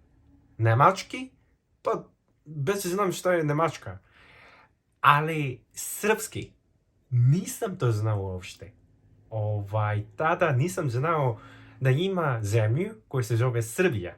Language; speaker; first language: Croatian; non-native, fluent; Korean